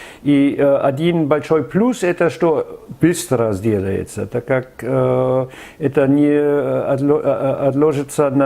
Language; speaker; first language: Russian; non-native, fluent; German